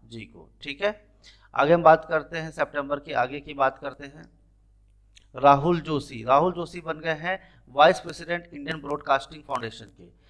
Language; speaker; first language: Hindi; native; Hindi